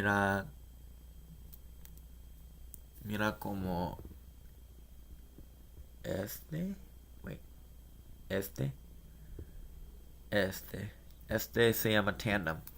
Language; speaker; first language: Spanish; non-native, learner; English